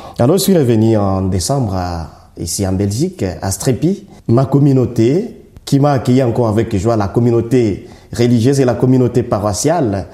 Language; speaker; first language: French; non-native, local second language; Swahili